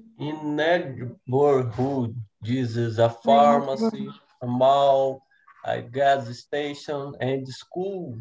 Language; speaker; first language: English; non-native, learner; Portuguese